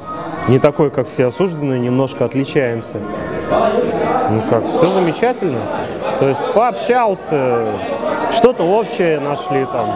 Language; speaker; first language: Russian; native; Russian